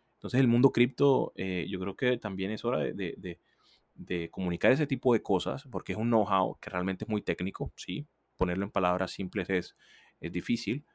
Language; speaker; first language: Spanish; native; Spanish